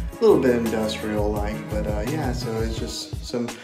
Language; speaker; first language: English; native; English